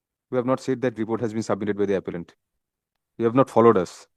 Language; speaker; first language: English; non-native, local second language; Bangla